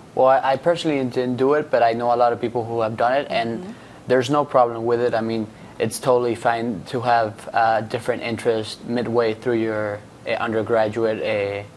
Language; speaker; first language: English; non-native, fluent; Spanish